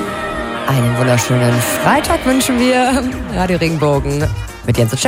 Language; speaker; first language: German; native; German